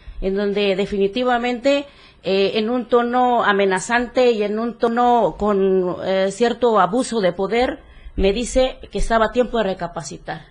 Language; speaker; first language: Spanish; native; Spanish